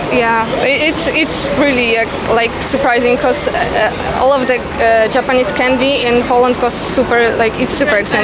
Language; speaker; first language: English; non-native, fluent; Polish